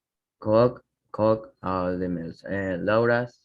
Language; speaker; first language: English; non-native, learner; Spanish